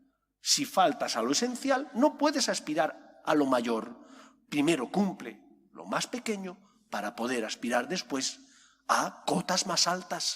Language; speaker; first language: Spanish; native; Spanish